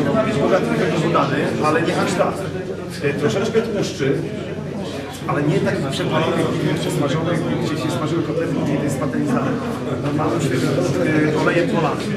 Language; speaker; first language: Polish; native; Polish